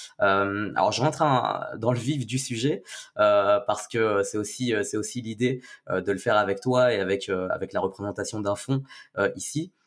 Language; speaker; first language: French; native; French